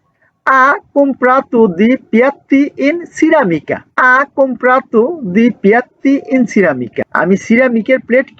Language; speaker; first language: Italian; non-native, learner; Bangla